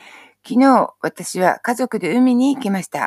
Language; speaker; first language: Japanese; non-native, learner; English